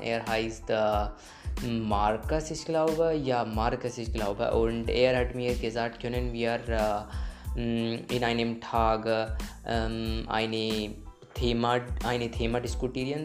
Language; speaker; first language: German; non-native, learner; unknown